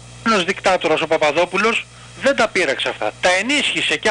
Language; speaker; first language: Greek; native; Greek